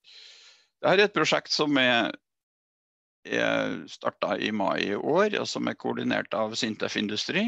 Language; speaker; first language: Norwegian; native; Norwegian